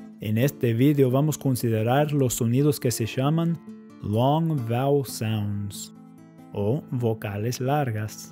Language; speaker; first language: Spanish; non-native, fluent; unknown